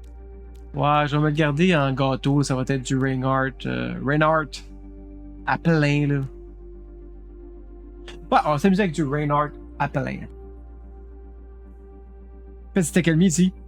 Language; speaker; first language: French; native; French